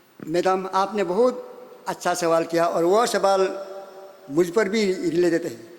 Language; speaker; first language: Hindi; non-native, local second language; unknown